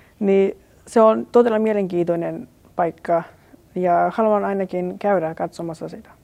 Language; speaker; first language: Finnish; non-native, learner; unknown